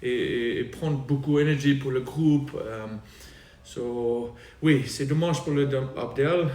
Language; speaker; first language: French; non-native, learner; English